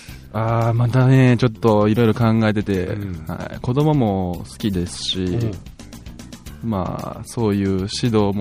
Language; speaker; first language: Japanese; native; Japanese